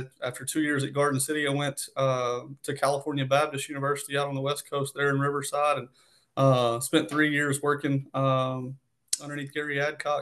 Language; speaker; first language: English; native; English